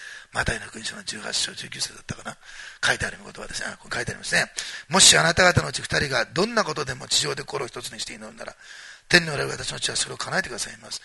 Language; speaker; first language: Japanese; native; Japanese